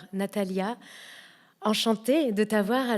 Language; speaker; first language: French; native; French